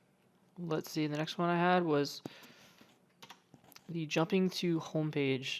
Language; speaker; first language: English; native; English